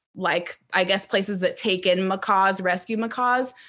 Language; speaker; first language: English; native; English